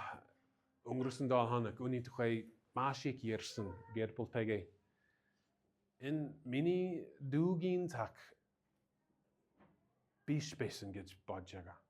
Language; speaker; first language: Mongolian; non-native, learner; English